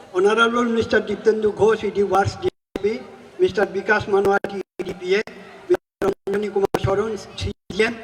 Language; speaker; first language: English; non-native, local second language; Bangla